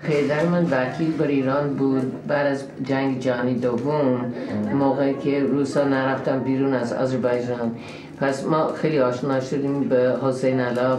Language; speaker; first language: Persian; non-native, fluent; English